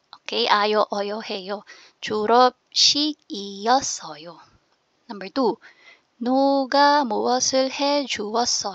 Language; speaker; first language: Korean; non-native, fluent; Filipino